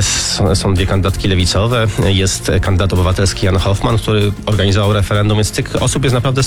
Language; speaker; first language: Polish; native; Polish